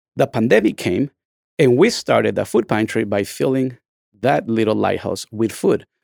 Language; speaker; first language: English; non-native, fluent; Spanish